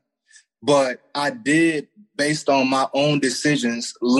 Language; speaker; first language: English; native; English